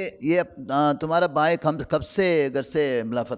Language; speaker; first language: Hindi; non-native, local second language; Kannada